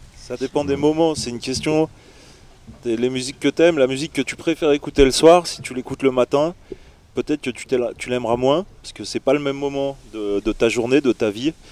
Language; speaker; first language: French; native; French